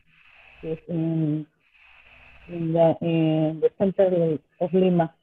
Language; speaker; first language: English; non-native, learner; Spanish